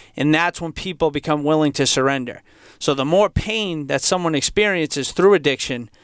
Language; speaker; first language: English; native; English